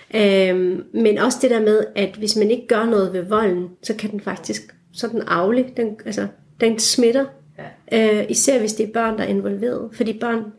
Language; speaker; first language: Danish; early bilingual, other home language; Turkish